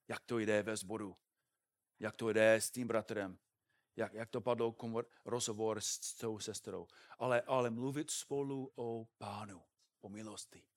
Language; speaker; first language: Czech; non-native, fluent; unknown